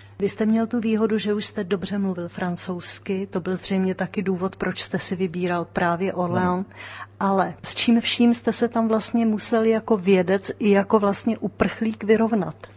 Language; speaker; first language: Czech; native; Czech